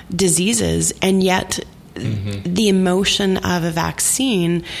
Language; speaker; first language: English; native; English